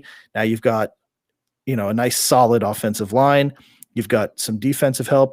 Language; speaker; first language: English; native; English